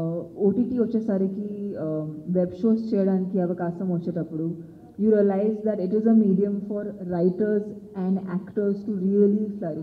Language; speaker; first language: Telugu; non-native, fluent; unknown